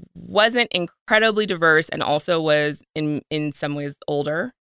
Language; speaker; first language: English; native; English